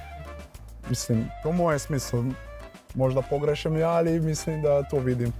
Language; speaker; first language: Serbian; non-native, learner; Portuguese